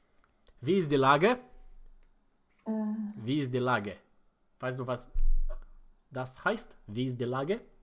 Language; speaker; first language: German; non-native, fluent; Romanian